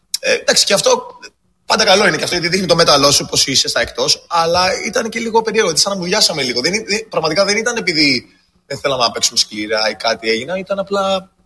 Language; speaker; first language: Greek; early bilingual, heritage; English